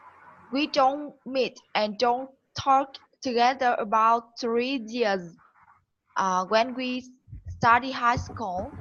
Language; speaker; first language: English; non-native, learner; Vietnamese